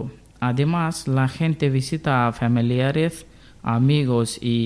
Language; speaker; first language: Spanish; non-native, learner; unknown